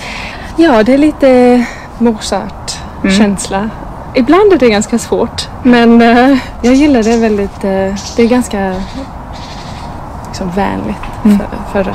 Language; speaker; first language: Swedish; non-native, fluent; English